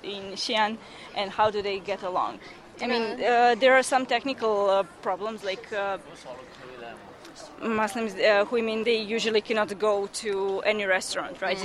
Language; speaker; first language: English; non-native, fluent; Serbian